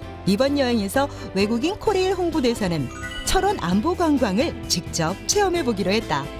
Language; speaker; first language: Korean; native; Korean